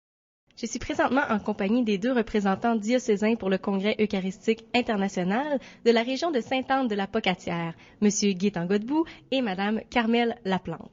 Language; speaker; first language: French; native; French